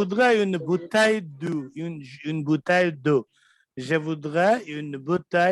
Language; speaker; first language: French; non-native, fluent; Urdu